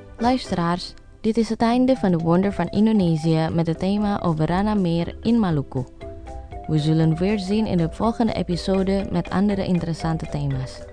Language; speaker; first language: Dutch; non-native, learner; Indonesian